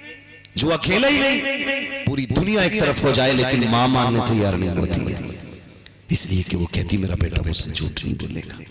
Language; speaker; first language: Hindi; native; Hindi